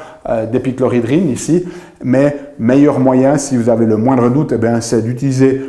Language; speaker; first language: French; native; French